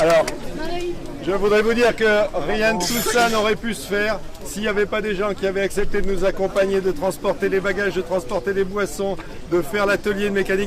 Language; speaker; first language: French; native; French